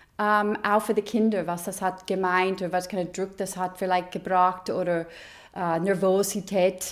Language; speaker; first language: German; non-native, fluent; English